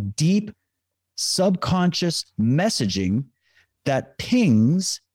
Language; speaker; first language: English; native; English